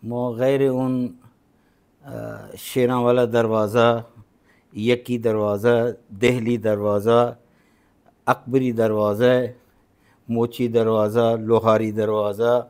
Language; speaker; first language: Persian; non-native, fluent; Punjabi